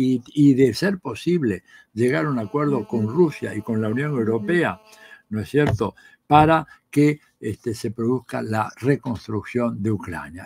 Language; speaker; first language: Spanish; native; Spanish